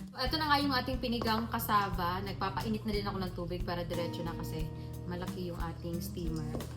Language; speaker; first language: Filipino; non-native, local second language; Hiligaynon